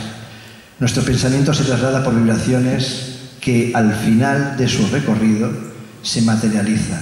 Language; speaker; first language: Spanish; native; Spanish